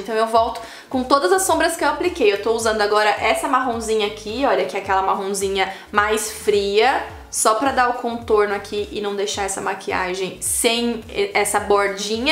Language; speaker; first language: Portuguese; native; Portuguese